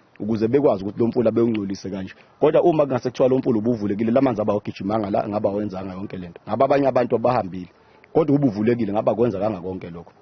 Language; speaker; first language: Zulu; native; Zulu